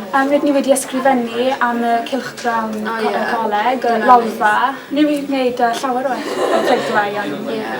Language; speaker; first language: Welsh; non-native, local second language; English